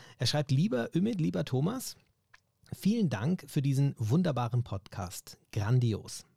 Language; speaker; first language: German; native; German